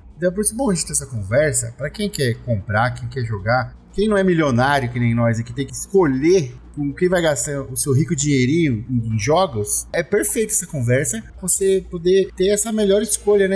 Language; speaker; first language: Portuguese; native; Portuguese